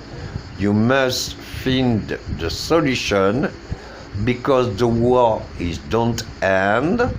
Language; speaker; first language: English; non-native, learner; French